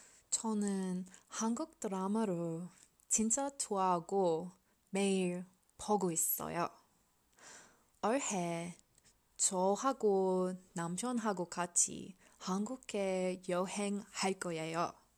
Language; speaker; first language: Korean; non-native, learner; English